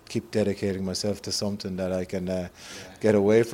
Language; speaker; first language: English; native; English